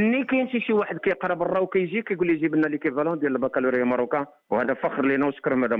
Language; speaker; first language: Arabic; native; Arabic